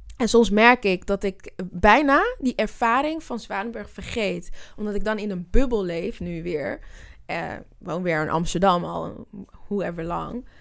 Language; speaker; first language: Dutch; native; Dutch